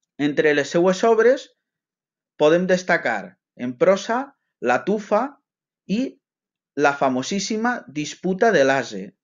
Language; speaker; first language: Catalan; non-native, local second language; Spanish